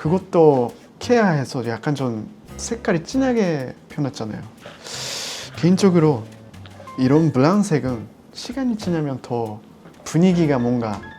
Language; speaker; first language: Korean; non-native, fluent; Japanese